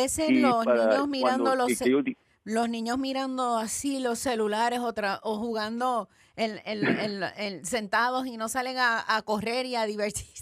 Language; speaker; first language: Spanish; native; Spanish